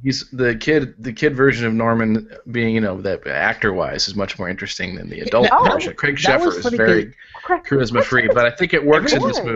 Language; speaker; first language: English; native; English